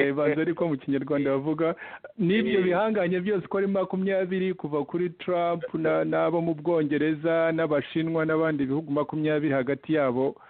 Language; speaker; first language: Kinyarwanda; early bilingual, heritage; Kinyarwanda